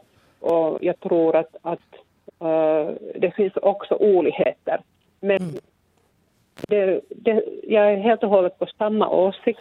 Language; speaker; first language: Swedish; non-native, local second language; Finnish